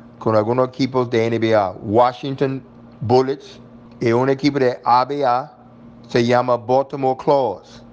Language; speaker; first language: Spanish; non-native, learner; English